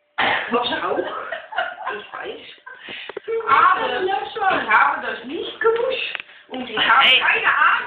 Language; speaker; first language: German; non-native, learner; Dutch